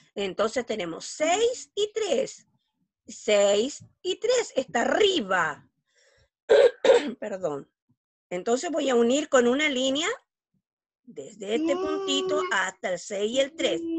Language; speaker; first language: Spanish; native; Spanish